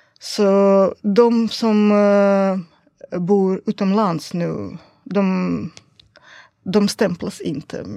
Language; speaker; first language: Swedish; non-native, learner; Russian